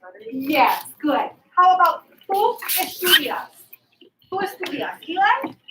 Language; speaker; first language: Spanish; non-native, fluent; English